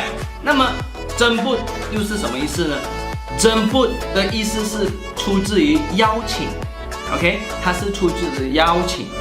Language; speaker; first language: Chinese; native; Chinese